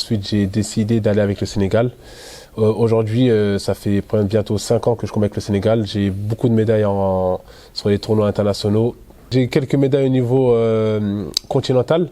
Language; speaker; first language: French; native; French